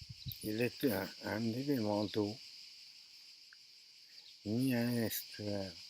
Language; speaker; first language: French; native; French